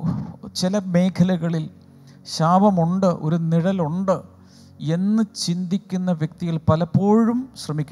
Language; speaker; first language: Malayalam; native; Malayalam